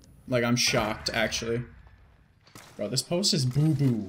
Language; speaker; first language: English; native; English